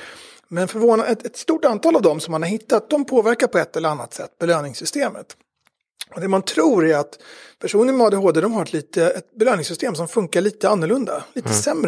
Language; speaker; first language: Swedish; native; Swedish